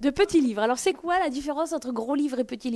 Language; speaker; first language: French; native; French